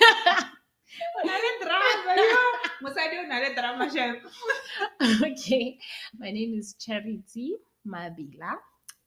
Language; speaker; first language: English; non-native, local second language; Northern Sotho